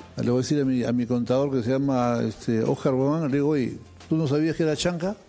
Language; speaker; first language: Spanish; native; Spanish